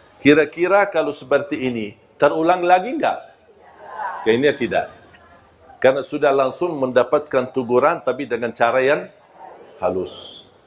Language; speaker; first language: Malay; non-native, fluent; Arabic